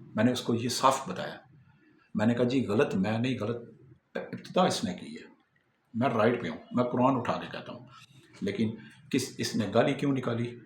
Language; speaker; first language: Urdu; non-native, local second language; Pashto